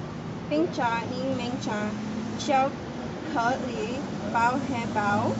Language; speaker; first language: Chinese; non-native, learner; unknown